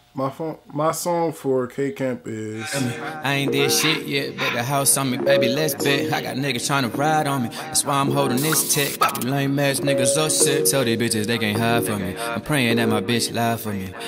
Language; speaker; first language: English; native; English